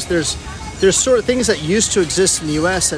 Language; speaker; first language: English; native; English